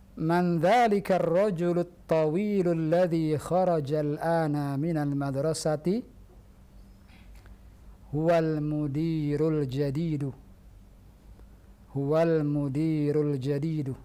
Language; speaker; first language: Arabic; non-native, fluent; Indonesian